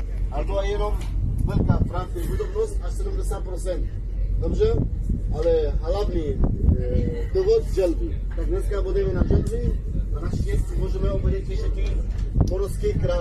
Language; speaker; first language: Czech; non-native, fluent; Arabic